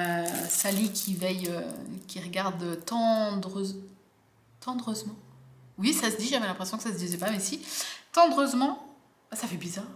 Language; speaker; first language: French; native; French